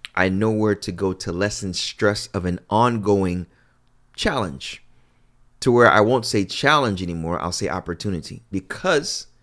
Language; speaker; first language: English; early bilingual, other home language; Akan